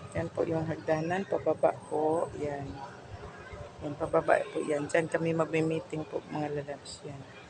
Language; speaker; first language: Filipino; non-native, local second language; Cebuano